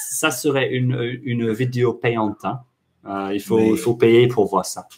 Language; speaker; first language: French; non-native, fluent; English